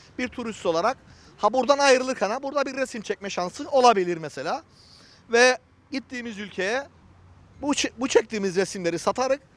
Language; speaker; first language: Turkish; native; Turkish